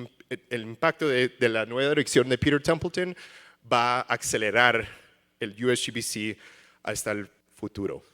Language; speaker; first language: Spanish; early bilingual, heritage; English